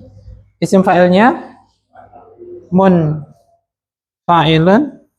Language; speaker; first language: Arabic; non-native, fluent; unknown